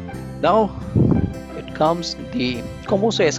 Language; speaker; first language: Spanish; non-native, fluent; Bangla